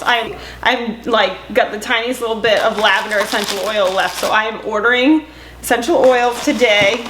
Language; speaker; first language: English; native; English